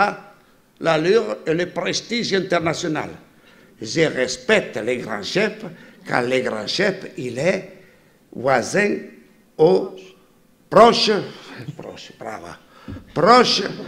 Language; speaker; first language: French; non-native, fluent; Italian